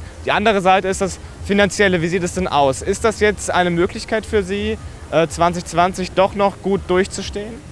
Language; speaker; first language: German; native; German